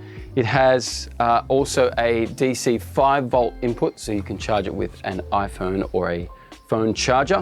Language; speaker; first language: English; native; English